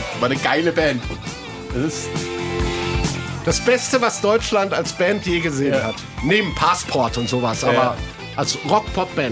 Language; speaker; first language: German; native; German